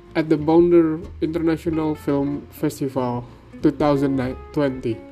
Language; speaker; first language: English; non-native, learner; Indonesian